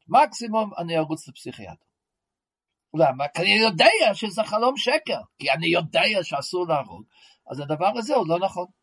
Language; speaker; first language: Hebrew; non-native, fluent; English